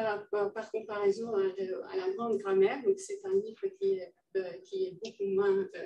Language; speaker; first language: French; non-native, fluent; Dutch